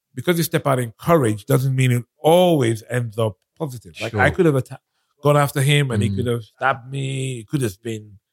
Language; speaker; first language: English; non-native, local second language; Yoruba